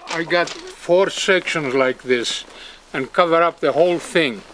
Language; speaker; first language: English; non-native, learner; Greek